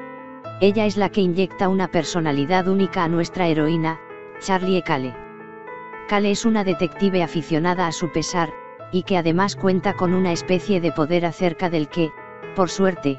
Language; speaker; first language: Spanish; native; Spanish